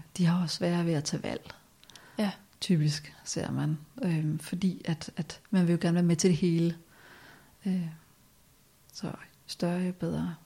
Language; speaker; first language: Danish; native; Danish